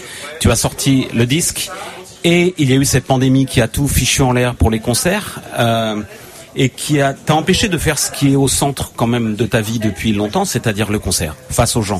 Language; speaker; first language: French; native; French